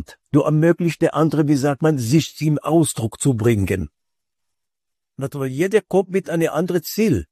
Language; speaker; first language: German; non-native, fluent; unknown